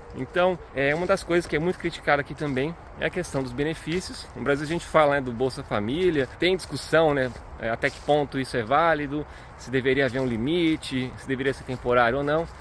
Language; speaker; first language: Portuguese; native; Portuguese